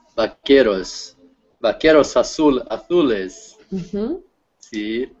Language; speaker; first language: Spanish; non-native, learner; Portuguese